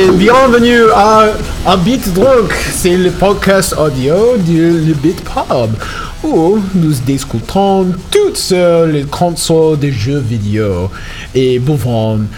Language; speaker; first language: French; non-native, learner; English